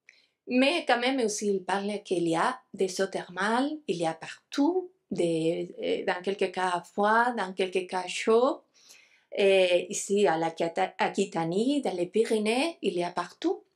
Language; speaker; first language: French; non-native, fluent; Spanish